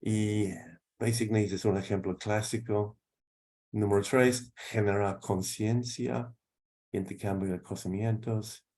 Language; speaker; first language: Spanish; non-native, fluent; English